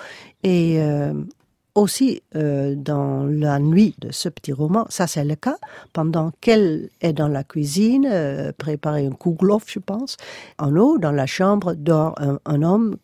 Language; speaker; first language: French; non-native, fluent; Dutch